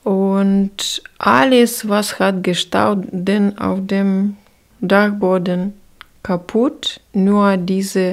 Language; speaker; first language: German; non-native, learner; Ukrainian